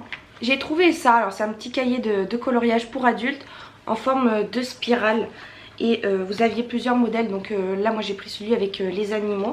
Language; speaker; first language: French; native; French